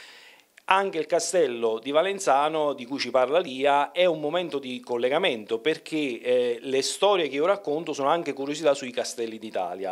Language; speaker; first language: Italian; native; Italian